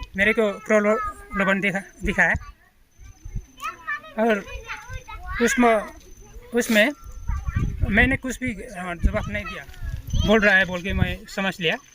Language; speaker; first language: Hindi; non-native, local second language; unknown